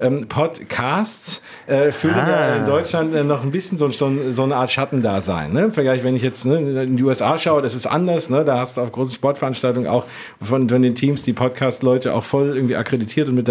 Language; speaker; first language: German; native; German